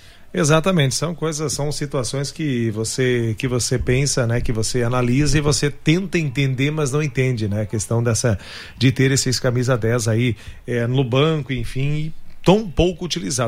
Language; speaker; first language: Portuguese; native; Portuguese